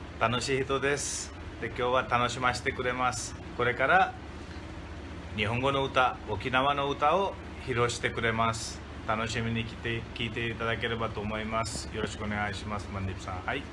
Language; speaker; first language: Japanese; non-native, fluent; Hindi